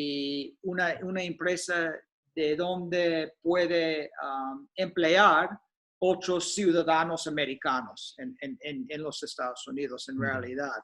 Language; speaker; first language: Spanish; non-native, fluent; English